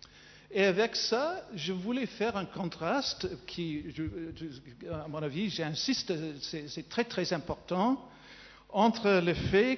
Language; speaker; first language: French; non-native, fluent; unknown